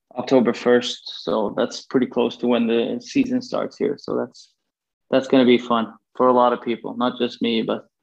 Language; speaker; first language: English; non-native, fluent; Swedish